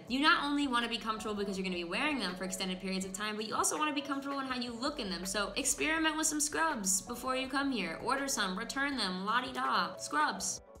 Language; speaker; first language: English; native; English